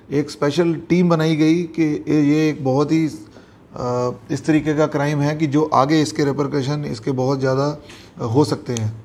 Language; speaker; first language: Hindi; native; Hindi